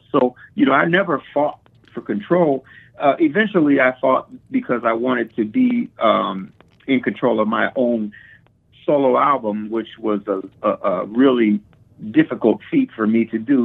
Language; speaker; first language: English; native; English